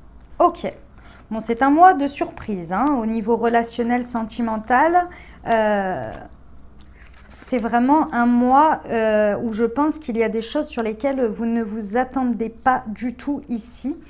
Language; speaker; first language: French; native; French